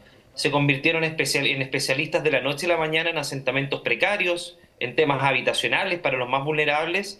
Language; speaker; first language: Spanish; native; Spanish